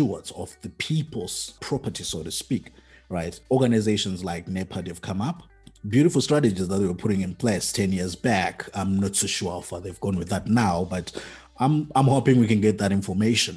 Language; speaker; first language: English; non-native, local second language; Shona